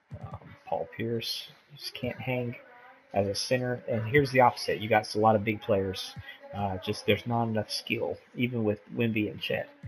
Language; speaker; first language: English; native; English